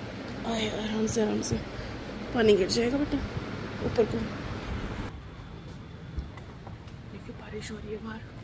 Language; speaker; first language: Hindi; native; Hindi